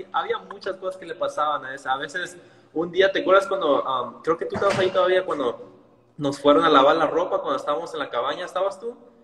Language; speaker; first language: Spanish; early bilingual, heritage; Spanish